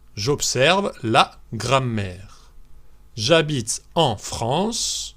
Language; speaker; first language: French; native; French